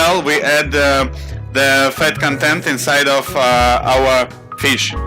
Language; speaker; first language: English; non-native, learner; Russian